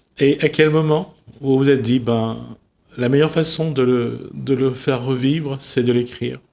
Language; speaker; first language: French; native; French